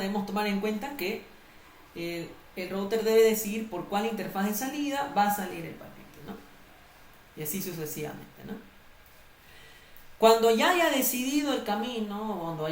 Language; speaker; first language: Spanish; native; Spanish